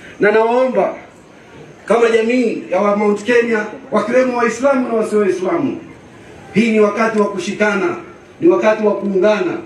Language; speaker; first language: Swahili; native; Swahili